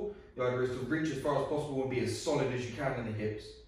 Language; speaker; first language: English; native; English